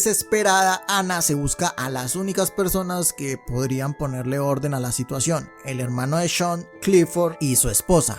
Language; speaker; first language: Spanish; native; Spanish